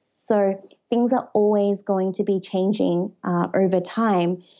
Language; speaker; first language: English; native; English